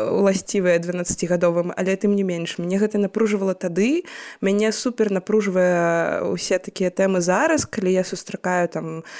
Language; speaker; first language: Belarusian; non-native, local second language; Russian